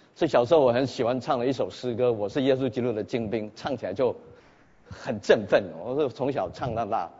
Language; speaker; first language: Chinese; native; Chinese